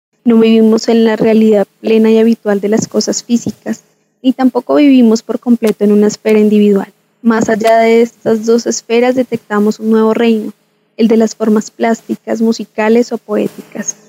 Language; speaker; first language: Spanish; native; Spanish